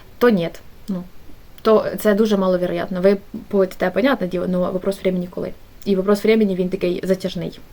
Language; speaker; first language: Ukrainian; native; Ukrainian